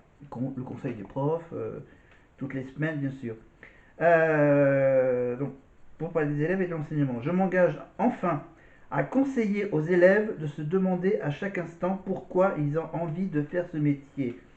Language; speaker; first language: French; native; French